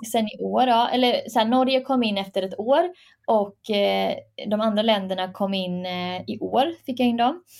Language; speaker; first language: Swedish; early bilingual, other home language; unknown